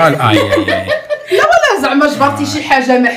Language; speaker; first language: Arabic; native; Arabic